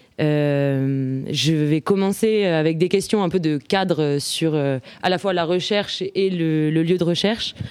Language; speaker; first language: French; native; French